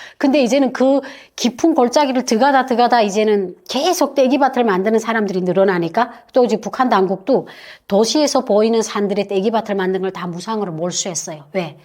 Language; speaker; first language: Korean; native; Korean